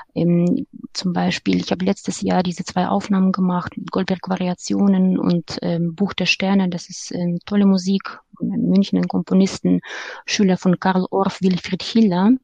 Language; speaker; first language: German; non-native, fluent; Russian